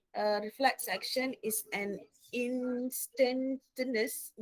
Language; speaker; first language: English; non-native, local second language; Malay